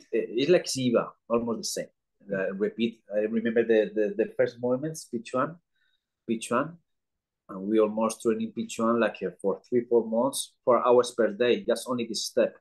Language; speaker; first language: English; non-native, learner; Spanish